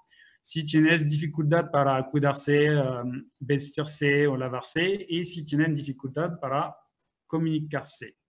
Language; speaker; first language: Spanish; non-native, fluent; French